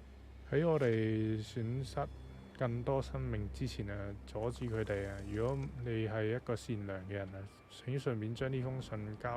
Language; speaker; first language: Chinese; native; Chinese